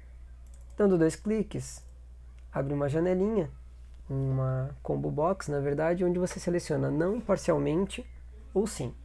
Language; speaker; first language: Portuguese; native; Portuguese